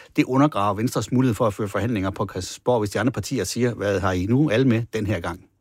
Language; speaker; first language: Danish; native; Danish